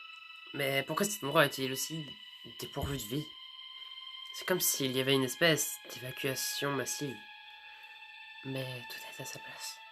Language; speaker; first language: French; native; French